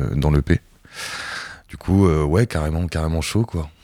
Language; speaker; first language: French; native; French